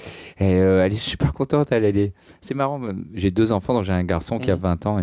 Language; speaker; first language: French; native; French